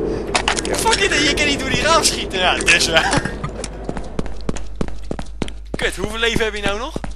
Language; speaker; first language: Dutch; native; Dutch